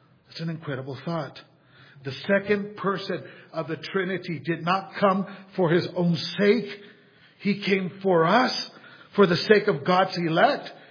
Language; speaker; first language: English; native; English